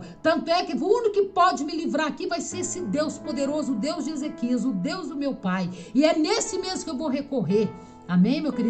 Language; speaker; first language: Portuguese; native; Portuguese